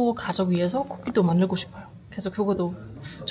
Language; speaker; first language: Korean; non-native, learner; German